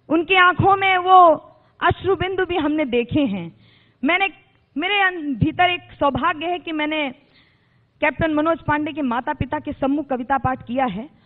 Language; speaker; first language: Hindi; native; Hindi